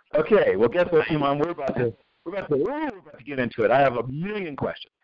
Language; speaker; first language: English; native; English